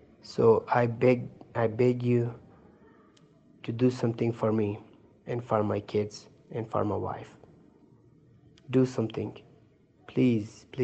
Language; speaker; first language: English; non-native, learner; Persian